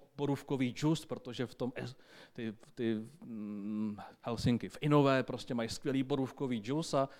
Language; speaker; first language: Czech; native; Czech